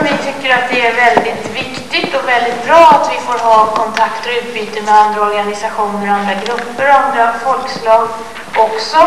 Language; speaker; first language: Swedish; native; Swedish